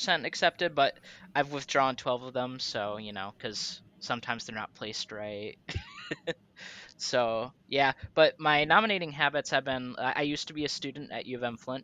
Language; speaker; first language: English; native; English